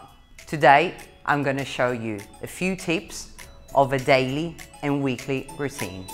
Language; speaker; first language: English; non-native, fluent; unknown